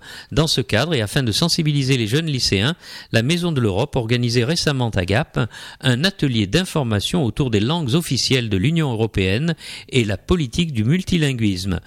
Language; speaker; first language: French; native; French